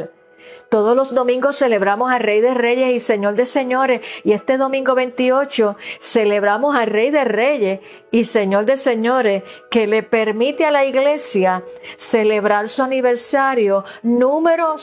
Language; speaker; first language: Spanish; native; Spanish